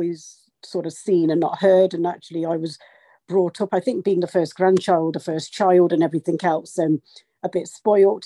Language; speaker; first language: English; native; English